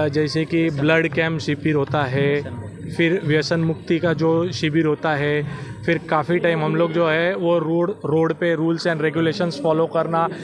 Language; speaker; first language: Hindi; non-native, local second language; Gujarati